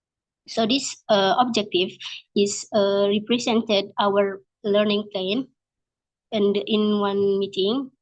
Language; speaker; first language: English; non-native, learner; Indonesian